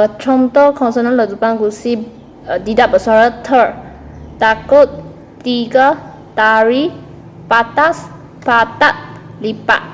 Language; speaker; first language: Malay; non-native, local second language; Chinese